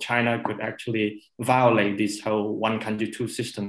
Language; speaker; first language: English; non-native, local second language; Cantonese